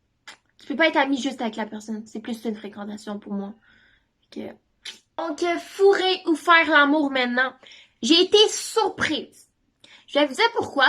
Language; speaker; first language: French; native; French